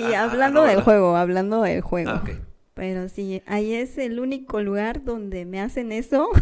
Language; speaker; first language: Spanish; native; Spanish